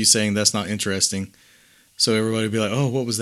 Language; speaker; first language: English; native; English